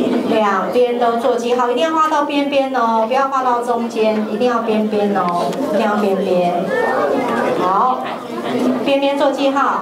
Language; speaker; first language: Chinese; native; Chinese